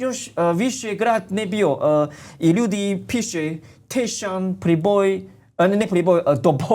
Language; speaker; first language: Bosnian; non-native, learner; Chinese